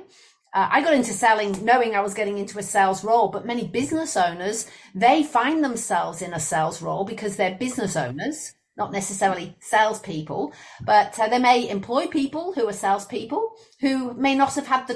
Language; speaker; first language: English; native; English